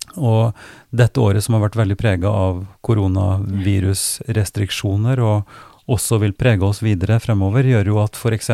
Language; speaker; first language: Norwegian; native; Norwegian